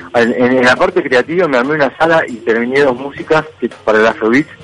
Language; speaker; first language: Spanish; native; Spanish